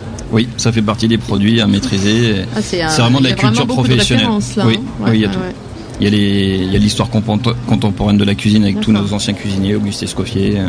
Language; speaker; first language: French; native; French